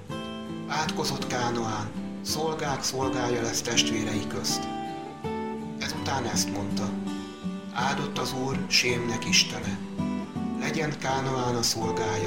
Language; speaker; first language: Hungarian; native; Hungarian